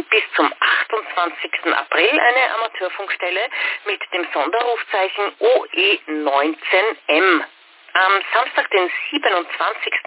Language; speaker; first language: German; native; German